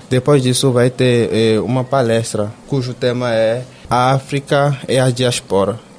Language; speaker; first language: Portuguese; non-native, fluent; Fon